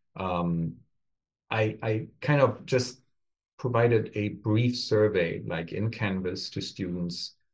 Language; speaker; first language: English; non-native, fluent; German